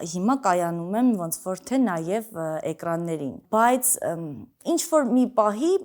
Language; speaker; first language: Armenian; early bilingual, other home language; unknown